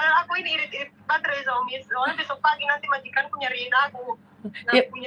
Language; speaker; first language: Indonesian; native; Indonesian